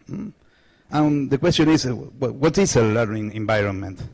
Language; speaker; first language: English; non-native, learner; Spanish